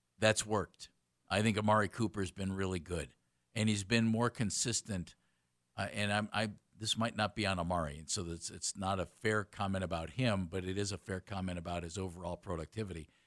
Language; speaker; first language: English; native; English